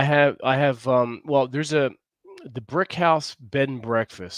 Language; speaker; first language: English; native; English